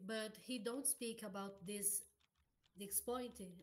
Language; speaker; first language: English; non-native, learner; Portuguese